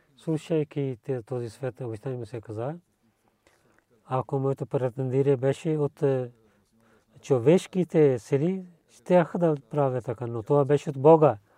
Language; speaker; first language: Bulgarian; non-native, learner; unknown